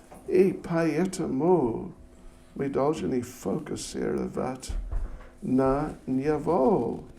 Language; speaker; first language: Russian; non-native, learner; English